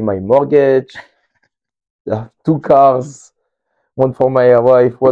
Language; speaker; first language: English; non-native, fluent; French